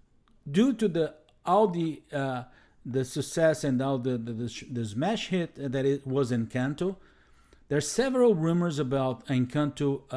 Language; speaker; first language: English; non-native, fluent; Portuguese